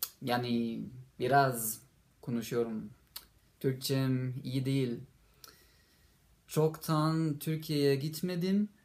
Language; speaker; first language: Turkish; non-native, learner; German